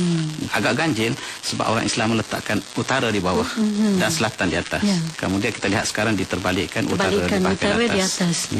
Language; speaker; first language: Malay; native; Malay